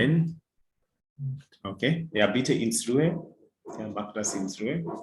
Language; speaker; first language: German; non-native, fluent; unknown